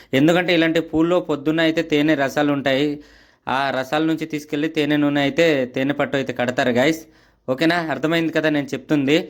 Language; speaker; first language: Telugu; native; Telugu